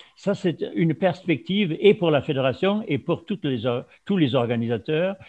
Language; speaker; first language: French; non-native, fluent; German